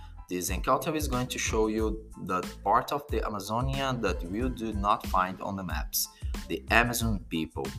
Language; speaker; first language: English; non-native, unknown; Portuguese